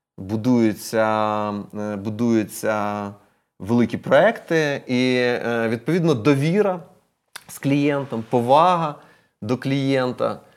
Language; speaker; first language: Ukrainian; non-native, local second language; Russian